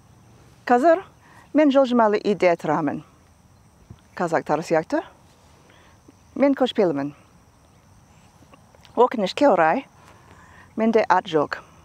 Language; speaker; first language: Kazakh; non-native, learner; English